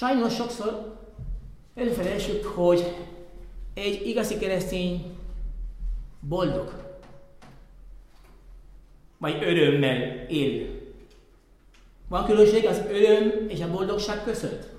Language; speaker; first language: Hungarian; non-native, fluent; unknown